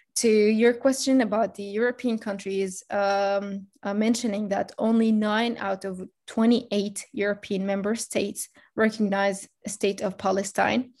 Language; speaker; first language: English; non-native, fluent; Arabic